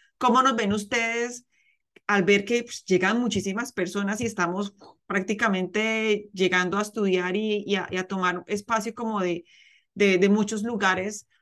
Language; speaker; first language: Spanish; native; Spanish